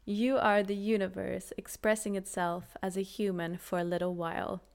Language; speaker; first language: English; non-native, fluent; Swedish